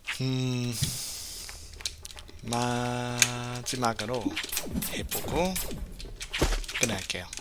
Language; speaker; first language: Korean; non-native, learner; English